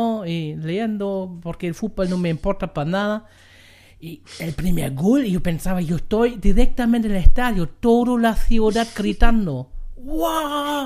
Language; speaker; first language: Spanish; non-native, learner; German